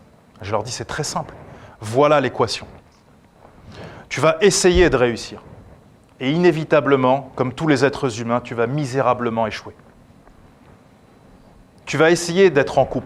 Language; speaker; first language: French; native; French